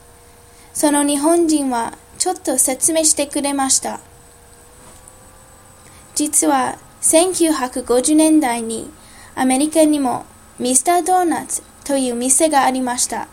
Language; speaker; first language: Japanese; non-native, learner; English